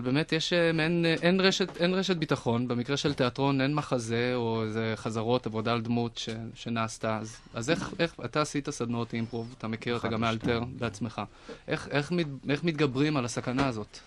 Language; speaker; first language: Hebrew; native; Hebrew